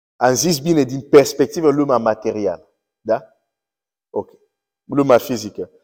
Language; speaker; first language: Romanian; early bilingual, heritage; Romanian